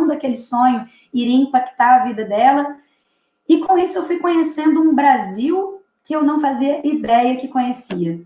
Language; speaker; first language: Portuguese; native; Portuguese